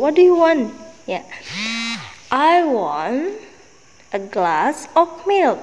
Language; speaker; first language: English; non-native, learner; Indonesian